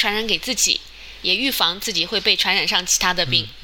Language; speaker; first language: Chinese; non-native, fluent; Japanese